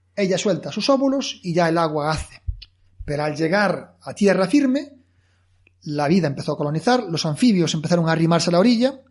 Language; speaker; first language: Spanish; native; Spanish